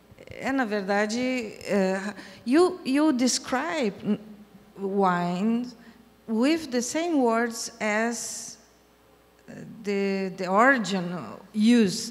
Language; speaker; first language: English; non-native, fluent; Portuguese